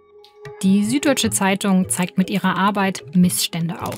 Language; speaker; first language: German; native; German